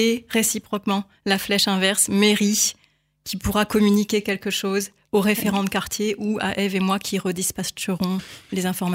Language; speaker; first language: French; native; French